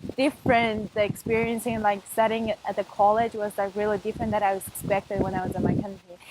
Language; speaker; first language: English; non-native, fluent; Mongolian